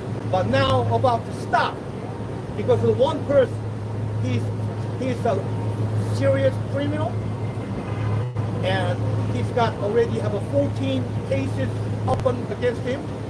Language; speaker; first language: English; non-native, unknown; Korean